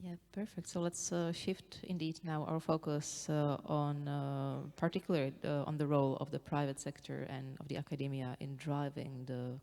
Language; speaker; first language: English; non-native, fluent; Czech